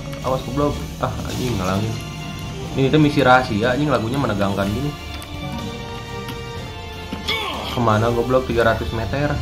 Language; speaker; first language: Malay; non-native, local second language; Sundanese